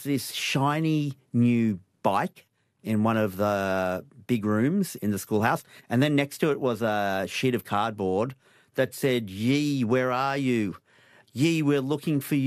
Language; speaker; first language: English; native; English